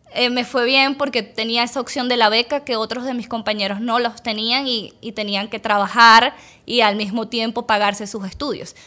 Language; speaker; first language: Spanish; native; Spanish